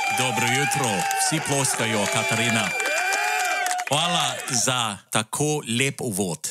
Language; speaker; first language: Slovenian; early bilingual, heritage; Slovenian